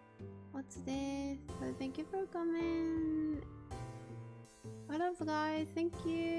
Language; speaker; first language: English; non-native, learner; Japanese